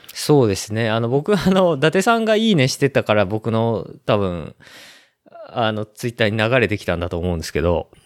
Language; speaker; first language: Japanese; native; Japanese